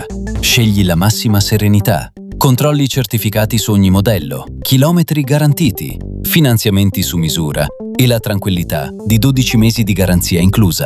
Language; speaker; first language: Italian; native; Italian